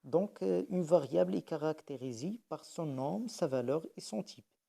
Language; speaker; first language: French; non-native, local second language; Arabic